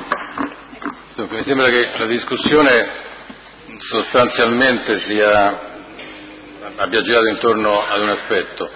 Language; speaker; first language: Italian; native; Italian